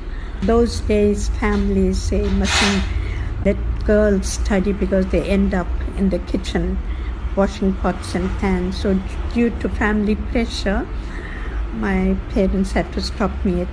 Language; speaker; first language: English; non-native, local second language; Tamil